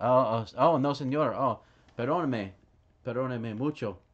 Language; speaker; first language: Spanish; non-native, learner; English